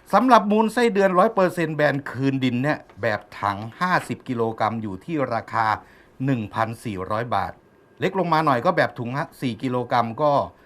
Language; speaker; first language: Thai; native; Thai